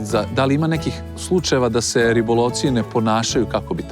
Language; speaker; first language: Croatian; native; Croatian